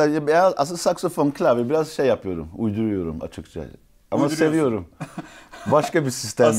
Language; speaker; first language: Turkish; early bilingual, heritage; Turkish